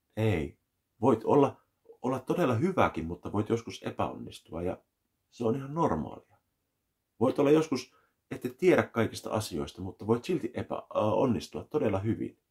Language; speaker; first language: Finnish; native; Finnish